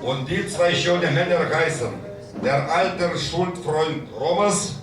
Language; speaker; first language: German; non-native, fluent; Lithuanian